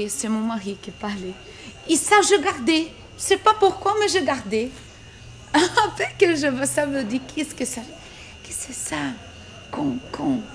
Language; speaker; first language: French; non-native, learner; Portuguese